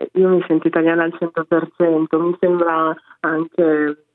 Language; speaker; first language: Italian; early bilingual, other home language; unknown